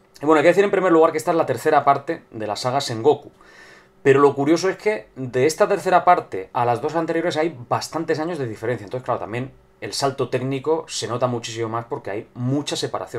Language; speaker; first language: Spanish; native; Spanish